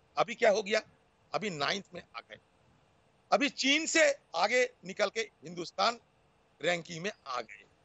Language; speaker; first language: Hindi; non-native, local second language; Bangla